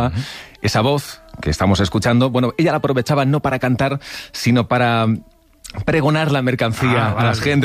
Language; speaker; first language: Spanish; native; Spanish